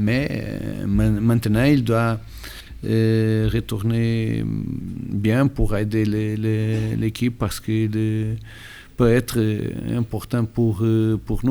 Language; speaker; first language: French; non-native, learner; Portuguese